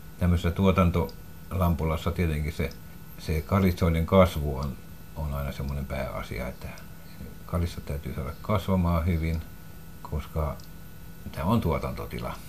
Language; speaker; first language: Finnish; native; Finnish